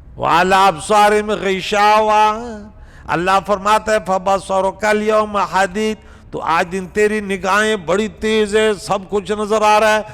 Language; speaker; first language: Urdu; non-native, local second language; Pashto